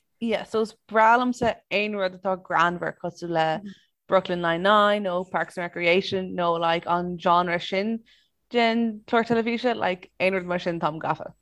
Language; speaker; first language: Irish; non-native, local second language; English